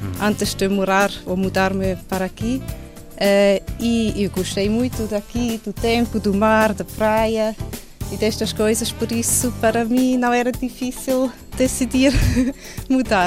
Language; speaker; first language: Portuguese; non-native, fluent; Swiss German